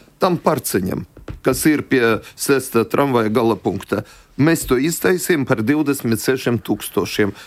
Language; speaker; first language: Latvian; non-native, local second language; Russian